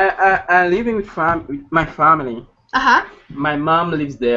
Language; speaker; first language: English; non-native, learner; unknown